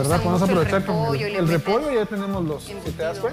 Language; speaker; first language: Spanish; native; Spanish